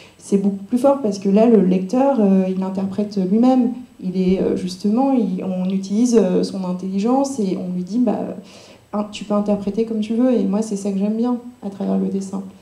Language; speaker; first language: French; early bilingual, other home language; Cantonese